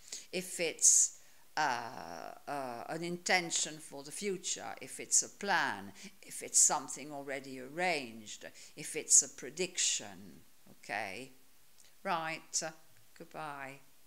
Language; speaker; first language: English; non-native, fluent; Italian